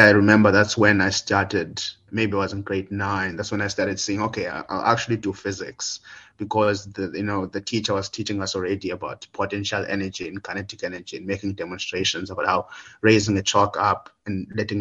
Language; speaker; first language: English; non-native, local second language; Xhosa